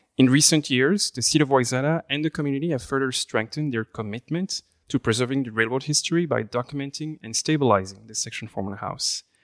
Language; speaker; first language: English; non-native, fluent; French